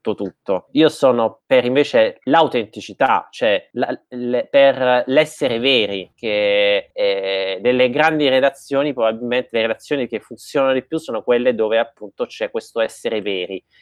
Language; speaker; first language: Italian; native; Italian